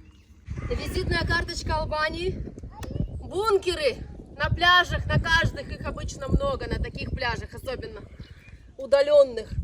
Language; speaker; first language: Russian; native; Russian